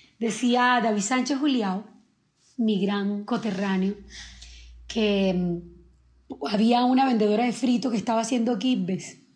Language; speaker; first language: Spanish; native; Spanish